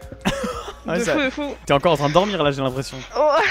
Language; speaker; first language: French; native; French